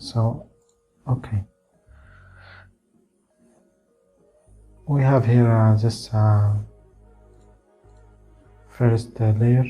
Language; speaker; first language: English; non-native, fluent; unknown